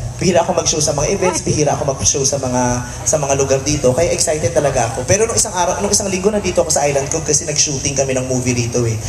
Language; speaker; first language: Filipino; native; Filipino